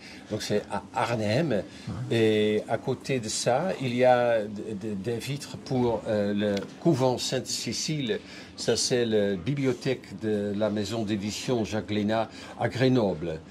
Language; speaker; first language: French; non-native, fluent; Dutch